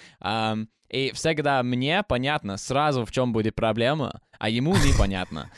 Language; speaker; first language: Russian; non-native, fluent; English